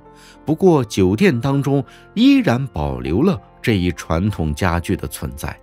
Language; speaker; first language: Chinese; native; Chinese